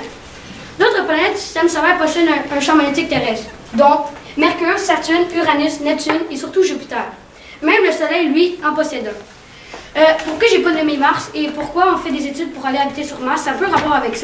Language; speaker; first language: French; native; French